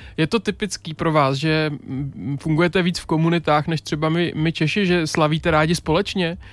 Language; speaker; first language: Czech; native; Czech